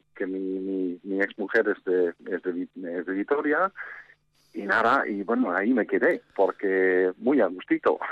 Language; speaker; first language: Spanish; non-native, fluent; Dutch